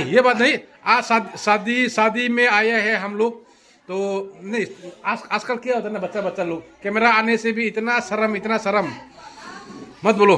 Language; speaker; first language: Hindi; non-native, local second language; Rongmei Naga